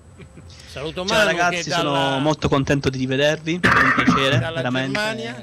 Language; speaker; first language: Italian; native; Italian